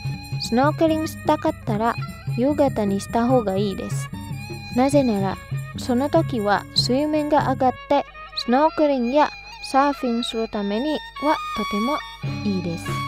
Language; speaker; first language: Japanese; non-native, fluent; Indonesian